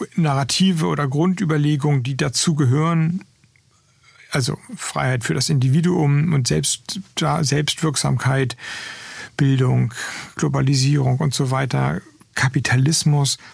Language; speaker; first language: German; native; German